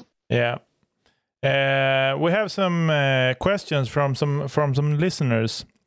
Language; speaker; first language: English; non-native, fluent; Swedish